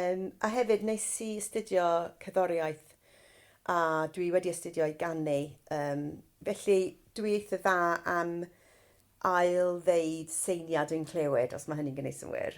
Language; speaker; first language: Welsh; non-native, fluent; English